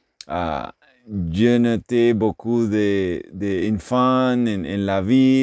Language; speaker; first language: French; non-native, learner; English